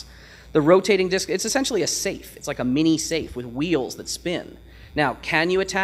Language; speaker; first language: English; native; English